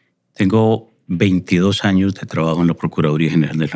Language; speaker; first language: Spanish; native; Spanish